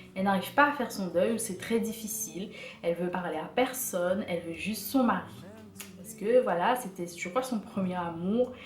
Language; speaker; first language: French; native; French